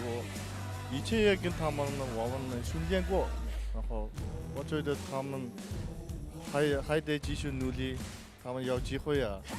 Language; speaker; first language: Chinese; non-native, learner; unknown